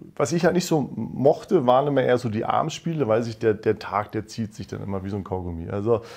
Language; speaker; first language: German; native; German